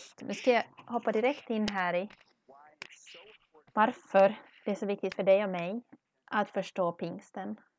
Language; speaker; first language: Swedish; non-native, learner; English